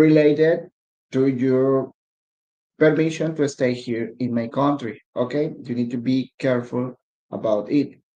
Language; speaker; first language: English; non-native, learner; Spanish